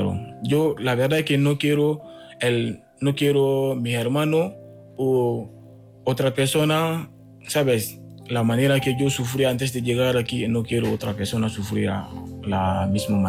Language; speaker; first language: Spanish; non-native, learner; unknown